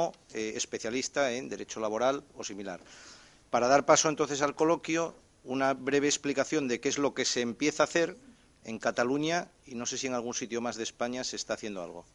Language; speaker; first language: Spanish; native; Spanish